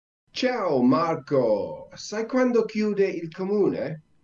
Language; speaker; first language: Italian; non-native, learner; English